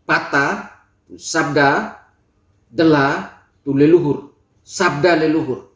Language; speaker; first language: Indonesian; non-native, local second language; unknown